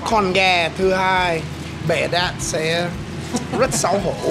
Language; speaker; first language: Vietnamese; non-native, learner; English